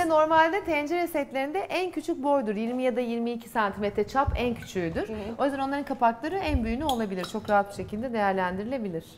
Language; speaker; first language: Turkish; native; Turkish